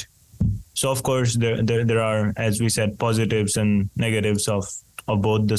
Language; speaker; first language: English; non-native, local second language; Hindi